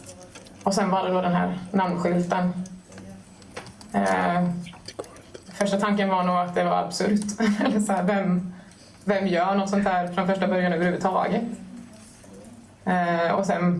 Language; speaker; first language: Swedish; native; Swedish